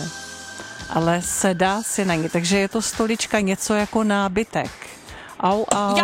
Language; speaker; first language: Czech; native; Czech